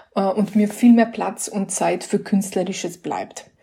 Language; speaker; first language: German; non-native, fluent; Slovenian